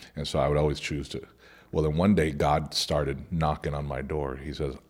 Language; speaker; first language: English; early bilingual, other home language; Spanish